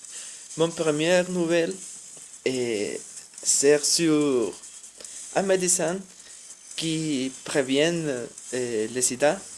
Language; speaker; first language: French; non-native, learner; Spanish